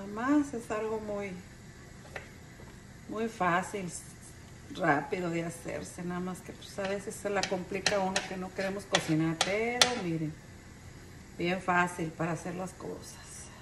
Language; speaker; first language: Spanish; native; Spanish